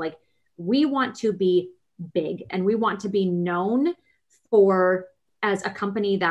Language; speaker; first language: English; native; English